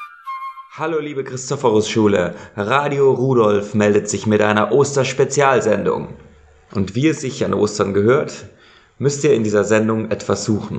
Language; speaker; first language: German; native; German